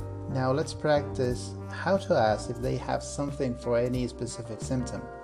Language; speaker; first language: English; non-native, fluent; Spanish